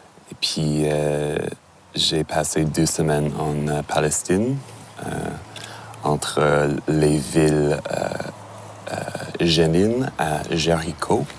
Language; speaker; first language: French; non-native, learner; English